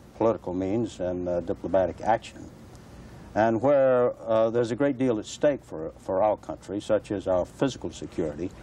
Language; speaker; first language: English; native; English